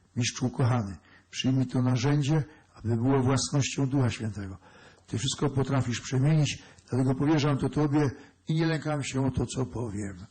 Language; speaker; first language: Polish; native; Polish